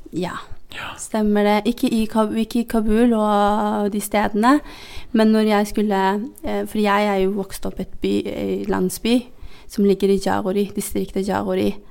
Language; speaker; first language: Norwegian; non-native, fluent; Hazaragi